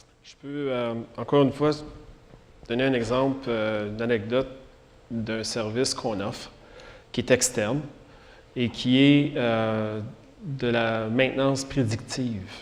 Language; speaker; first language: French; native; French